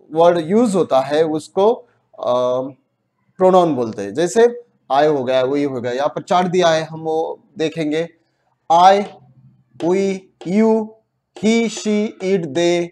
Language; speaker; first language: Hindi; non-native, local second language; Marathi